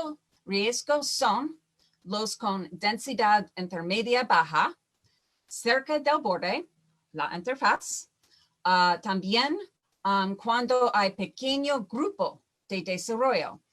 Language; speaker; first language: Spanish; non-native, fluent; English